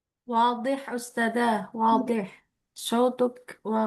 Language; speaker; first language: Arabic; non-native, learner; Indonesian